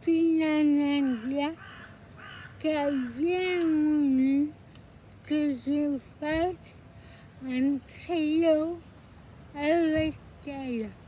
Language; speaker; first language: French; non-native, learner; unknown